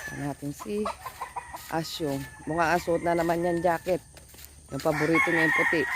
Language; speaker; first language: Filipino; non-native, local second language; Pampanga